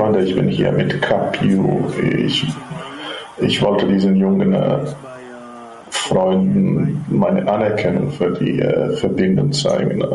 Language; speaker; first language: German; non-native, fluent; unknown